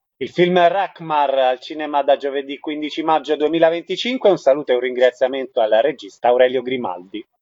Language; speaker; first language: Italian; native; Italian